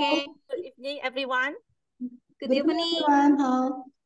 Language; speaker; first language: English; non-native, learner; Malay